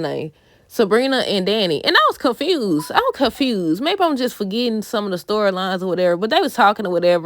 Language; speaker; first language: English; native; English